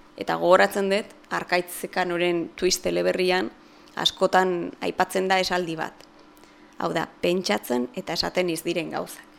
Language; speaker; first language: Basque; native; Basque